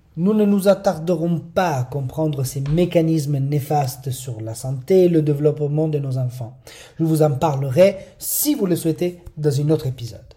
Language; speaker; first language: French; non-native, fluent; Italian